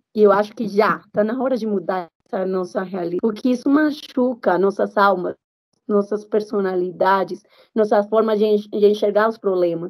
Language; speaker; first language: Portuguese; non-native, fluent; Spanish